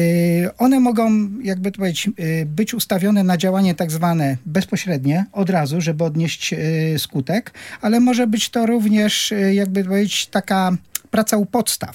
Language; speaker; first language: Polish; native; Polish